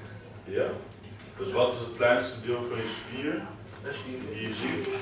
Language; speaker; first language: Dutch; native; Dutch